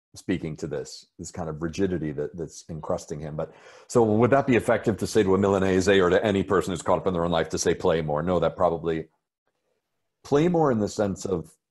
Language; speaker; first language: English; native; English